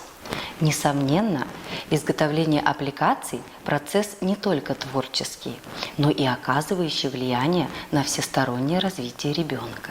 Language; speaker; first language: Russian; native; Russian